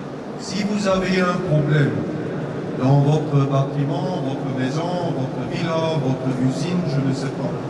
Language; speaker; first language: French; non-native, learner; German